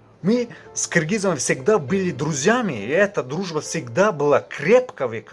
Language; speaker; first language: Russian; non-native, fluent; Tajik